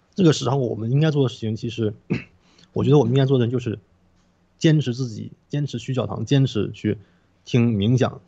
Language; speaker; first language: Chinese; non-native, local second language; Korean